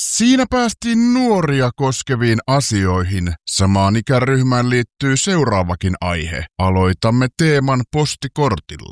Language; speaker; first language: Finnish; native; Finnish